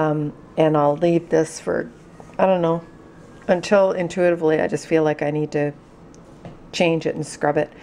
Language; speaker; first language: English; native; English